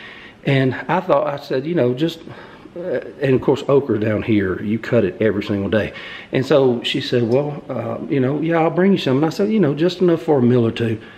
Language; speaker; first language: English; native; English